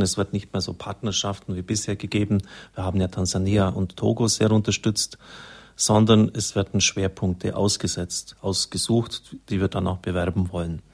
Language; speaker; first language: German; native; German